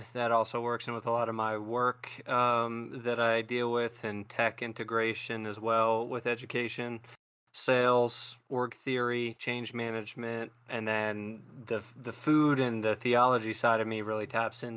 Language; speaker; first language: English; native; English